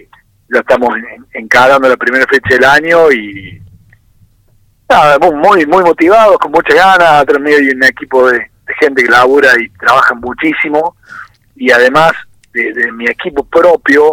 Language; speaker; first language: Spanish; native; Spanish